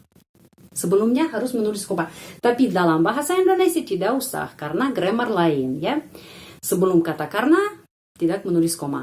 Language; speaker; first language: Indonesian; non-native, fluent; Russian